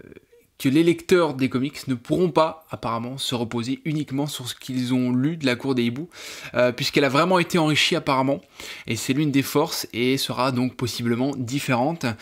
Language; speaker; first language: French; native; French